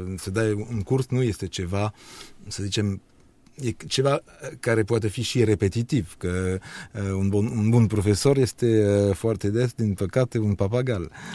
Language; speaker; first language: Romanian; non-native, fluent; French